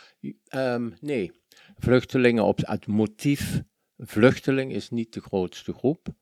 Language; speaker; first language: Dutch; native; Dutch